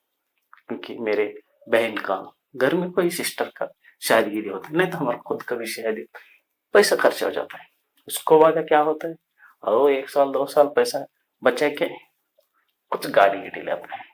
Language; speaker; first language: Hindi; non-native, local second language; Kannada